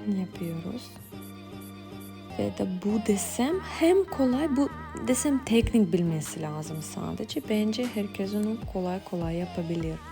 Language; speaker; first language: Turkish; non-native, fluent; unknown